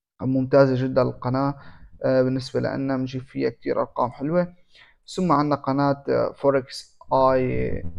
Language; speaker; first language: Arabic; native; Arabic